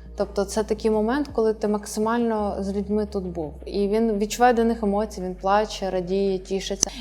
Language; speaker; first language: Ukrainian; non-native, local second language; Russian